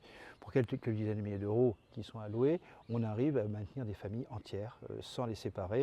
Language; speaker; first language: French; native; French